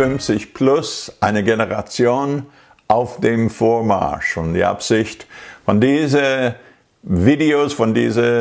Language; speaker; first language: German; non-native, fluent; English